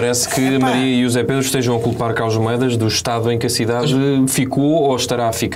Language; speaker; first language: Portuguese; native; Portuguese